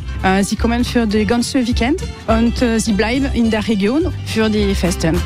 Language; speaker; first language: German; non-native, learner; French